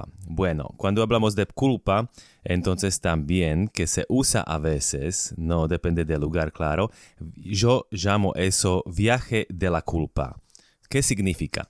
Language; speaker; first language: Spanish; non-native, fluent; Slovak